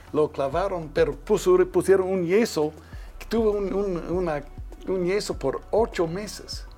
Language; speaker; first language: Spanish; non-native, fluent; English